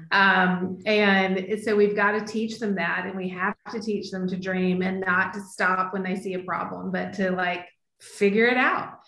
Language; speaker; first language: English; native; English